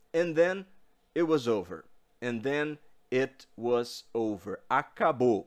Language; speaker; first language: English; non-native, fluent; Portuguese